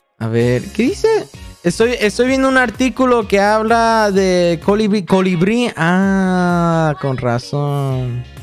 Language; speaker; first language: Spanish; native; Spanish